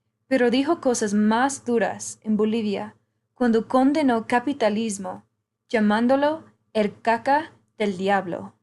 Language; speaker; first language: Spanish; non-native, fluent; English